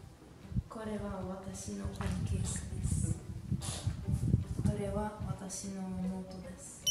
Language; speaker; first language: Japanese; non-native, learner; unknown